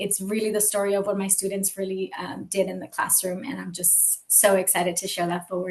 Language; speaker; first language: English; native; English